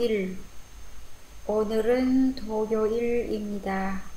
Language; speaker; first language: Korean; non-native, fluent; Vietnamese